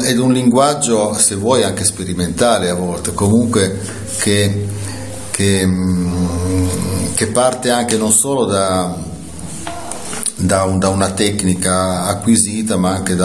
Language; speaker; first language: Italian; native; Italian